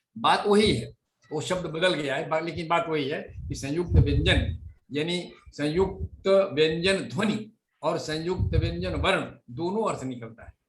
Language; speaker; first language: Hindi; native; Hindi